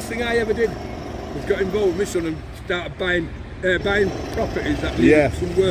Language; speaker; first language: English; native; English